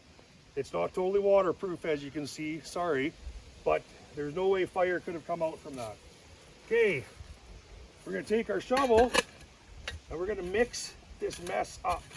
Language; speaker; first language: English; native; English